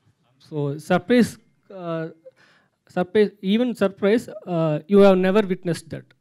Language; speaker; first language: Telugu; non-native, fluent; Tamil